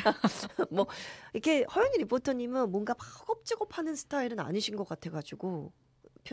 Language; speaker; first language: Korean; native; Korean